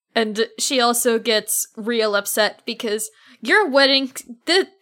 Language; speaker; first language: English; native; English